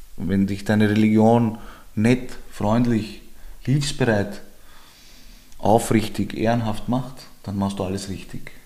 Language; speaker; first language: German; early bilingual, other home language; Georgian